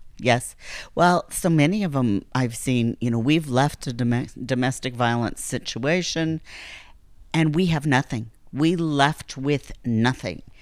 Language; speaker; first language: English; native; English